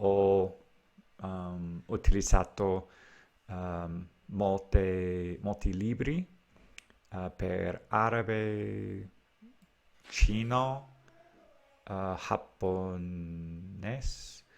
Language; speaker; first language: Italian; non-native, learner; English